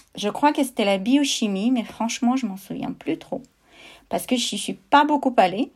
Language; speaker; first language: French; non-native, fluent; Russian